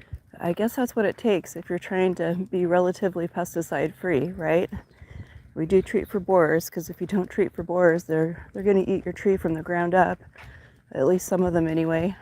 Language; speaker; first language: English; native; English